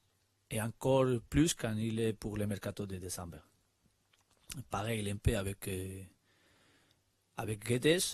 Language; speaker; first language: French; non-native, learner; Spanish